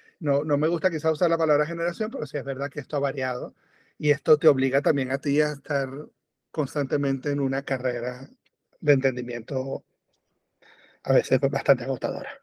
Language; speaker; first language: Spanish; native; Spanish